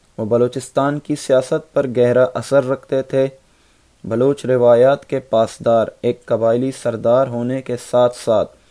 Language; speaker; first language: Urdu; non-native, local second language; Baluchi